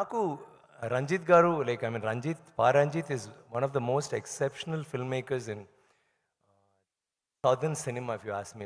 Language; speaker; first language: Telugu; non-native, learner; Tamil